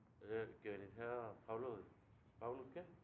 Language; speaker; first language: Spanish; native; Spanish